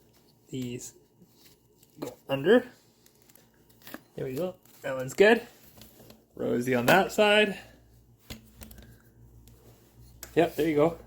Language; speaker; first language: English; native; English